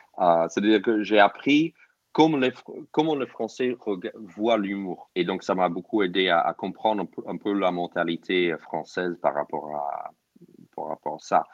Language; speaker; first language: French; non-native, fluent; English